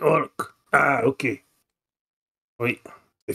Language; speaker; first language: French; non-native, fluent; English